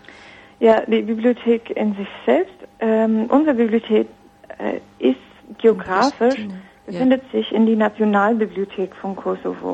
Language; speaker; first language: German; non-native, fluent; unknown